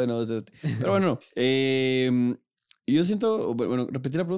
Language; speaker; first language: Spanish; native; Spanish